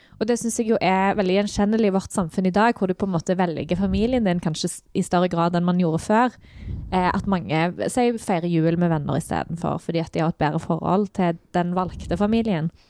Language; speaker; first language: Norwegian; native; Norwegian